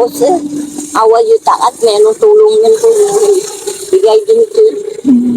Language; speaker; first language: Filipino; non-native, learner; Vietnamese